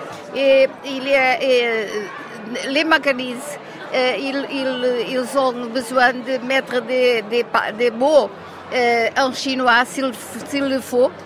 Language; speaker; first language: French; non-native, learner; Portuguese